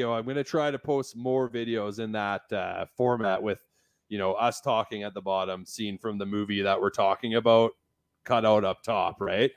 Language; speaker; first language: English; native; English